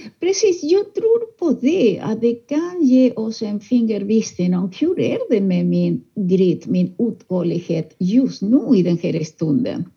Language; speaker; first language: Swedish; non-native, fluent; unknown